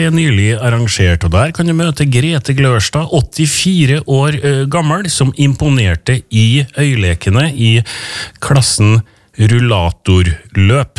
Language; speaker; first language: Norwegian; native; Norwegian